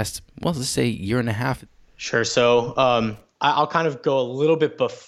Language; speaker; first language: English; native; English